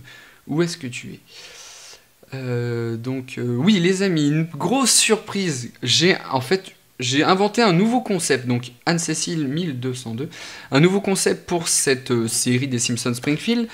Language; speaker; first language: French; native; French